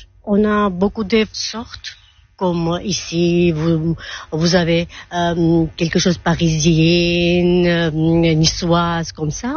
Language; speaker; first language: French; non-native, learner; Georgian